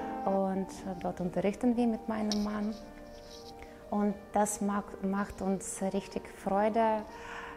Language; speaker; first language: German; non-native, fluent; Russian